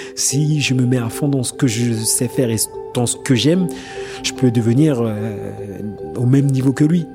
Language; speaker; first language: French; native; French